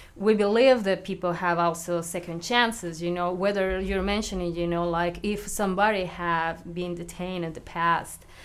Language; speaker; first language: English; non-native, fluent; Spanish